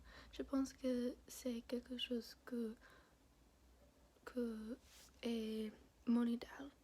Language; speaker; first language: French; non-native, learner; English